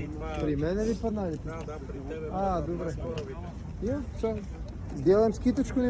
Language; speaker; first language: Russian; non-native, learner; Bulgarian